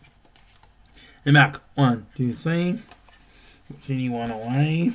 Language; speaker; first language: English; native; English